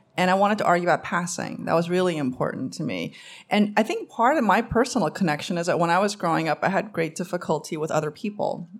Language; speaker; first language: English; early bilingual, other home language; Korean